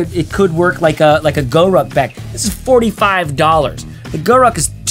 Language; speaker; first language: English; native; English